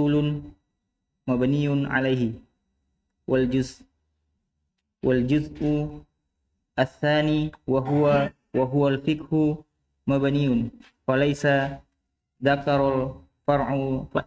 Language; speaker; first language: Arabic; non-native, learner; Indonesian